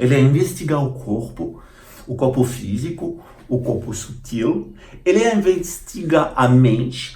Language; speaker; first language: Portuguese; non-native, fluent; French